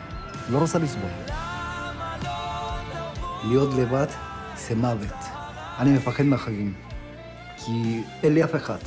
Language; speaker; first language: Hebrew; non-native, fluent; Spanish